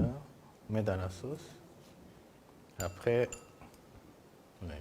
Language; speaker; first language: French; non-native, fluent; Japanese